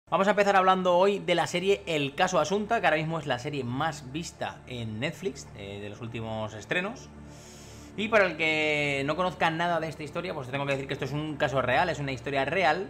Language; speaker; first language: Spanish; native; Spanish